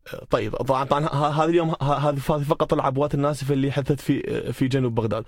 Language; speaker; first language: Arabic; native; Arabic